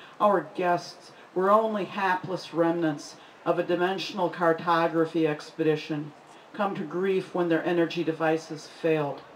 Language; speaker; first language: English; native; English